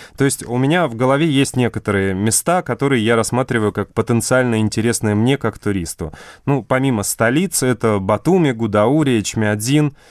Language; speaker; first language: Russian; native; Russian